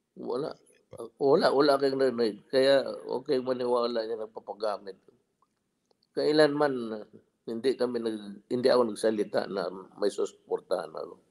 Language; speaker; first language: Filipino; non-native, local second language; Cebuano